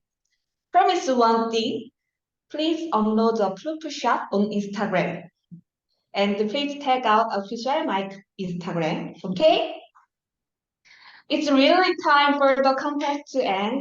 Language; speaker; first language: English; non-native, learner; Korean